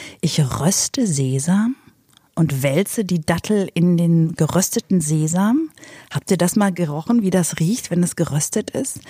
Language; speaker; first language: German; native; German